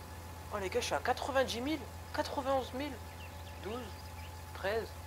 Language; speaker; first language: French; native; French